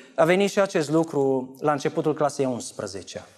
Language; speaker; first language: Romanian; native; Romanian